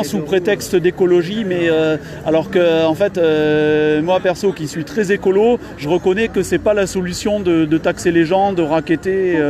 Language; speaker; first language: French; native; French